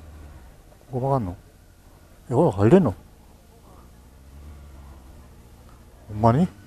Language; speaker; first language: Japanese; native; Japanese